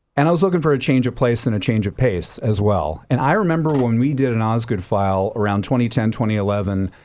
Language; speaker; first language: English; native; English